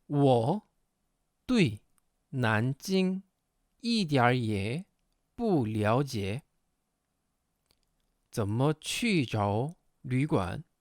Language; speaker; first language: Chinese; non-native, fluent; Korean